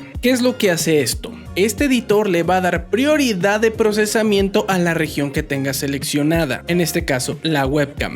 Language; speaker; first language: Spanish; native; Spanish